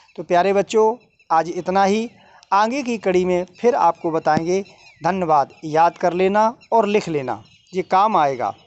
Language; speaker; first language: Hindi; native; Hindi